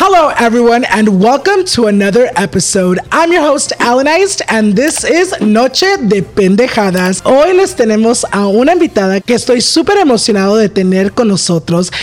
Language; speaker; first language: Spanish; early bilingual, heritage; Spanish